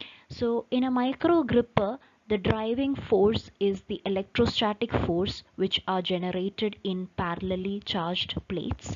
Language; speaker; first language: English; non-native, local second language; Malayalam